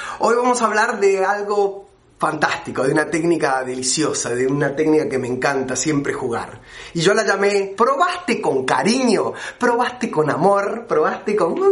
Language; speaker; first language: Spanish; native; Spanish